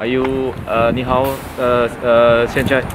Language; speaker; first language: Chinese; non-native, learner; Indonesian